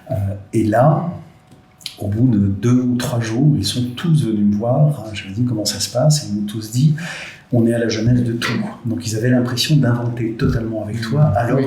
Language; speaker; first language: French; native; French